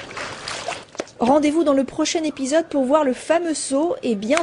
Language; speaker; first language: French; native; French